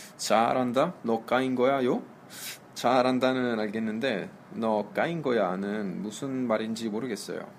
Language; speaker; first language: Korean; non-native, fluent; Italian